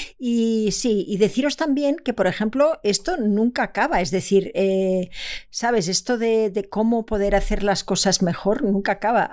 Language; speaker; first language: Spanish; native; Spanish